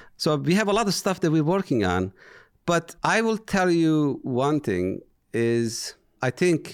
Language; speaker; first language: English; non-native, fluent; Turkish